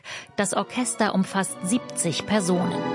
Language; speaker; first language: German; native; German